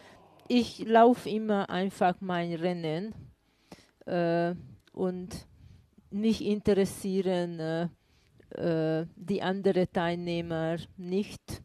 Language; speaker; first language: German; non-native, fluent; Hungarian